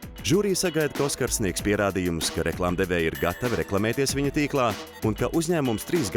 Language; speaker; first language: Latvian; native; Latvian